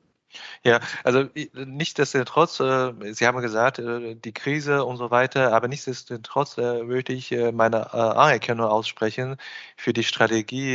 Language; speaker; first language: German; non-native, fluent; Chinese